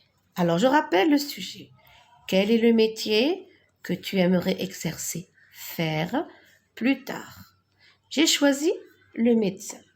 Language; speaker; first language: French; non-native, local second language; Arabic